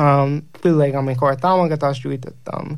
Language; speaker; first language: Hungarian; non-native, learner; English